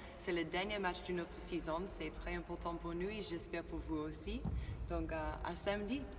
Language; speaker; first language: French; non-native, learner; English